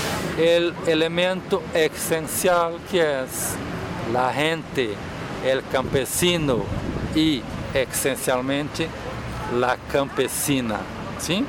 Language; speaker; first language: Spanish; non-native, fluent; Portuguese